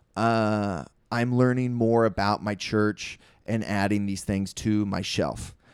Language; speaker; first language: English; native; English